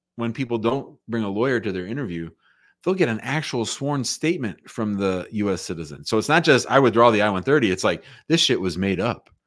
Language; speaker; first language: English; native; English